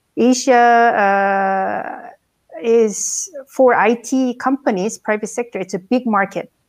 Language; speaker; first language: English; non-native, fluent; Korean